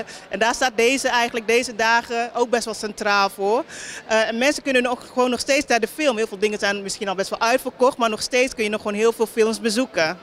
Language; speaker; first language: Dutch; native; Dutch